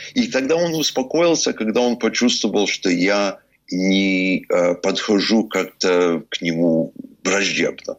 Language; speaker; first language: Russian; early bilingual, heritage; English